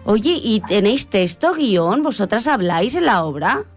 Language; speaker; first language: Spanish; non-native, local second language; Catalan